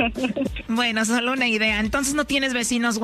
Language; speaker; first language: Spanish; native; Spanish